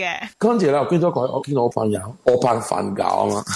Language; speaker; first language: Cantonese; non-native, learner; Spanish